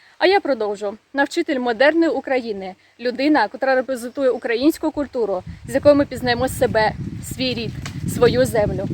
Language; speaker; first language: Ukrainian; native; Ukrainian